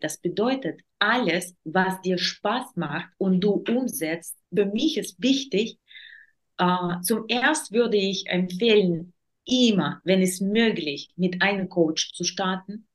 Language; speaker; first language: German; non-native, learner; Russian